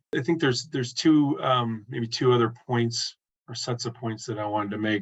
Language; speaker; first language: English; native; English